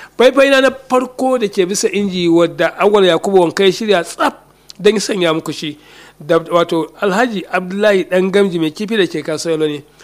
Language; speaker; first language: Hausa; native; Hausa